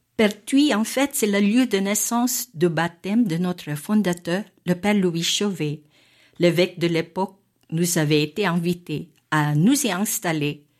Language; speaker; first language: French; non-native, fluent; Filipino